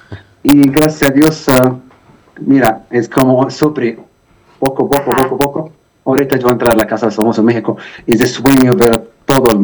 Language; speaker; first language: Spanish; non-native, learner; Arabic